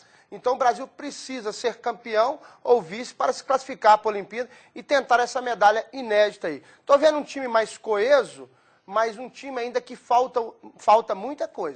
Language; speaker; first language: Portuguese; native; Portuguese